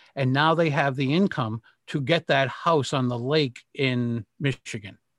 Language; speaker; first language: English; native; English